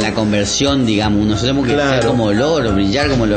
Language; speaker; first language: Spanish; native; Spanish